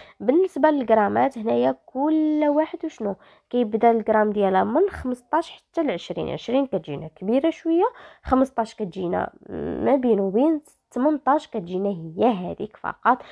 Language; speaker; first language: Arabic; native; Arabic